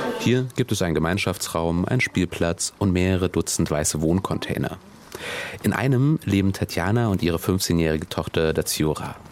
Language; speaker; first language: German; native; German